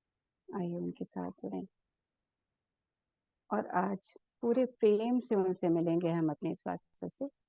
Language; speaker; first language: Hindi; native; Hindi